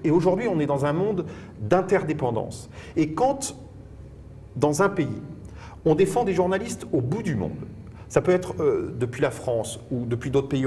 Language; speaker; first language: French; native; French